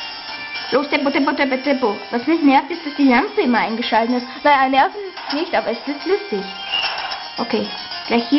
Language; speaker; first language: German; native; German